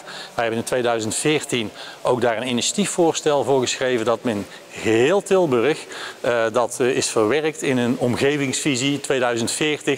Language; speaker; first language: Dutch; native; Dutch